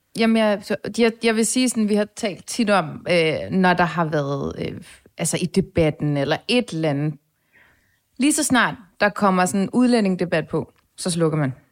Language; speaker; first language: Danish; early bilingual, other home language; Turkish